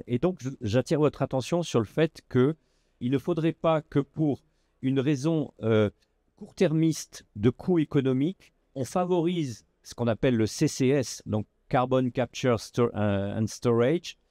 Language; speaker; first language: French; native; French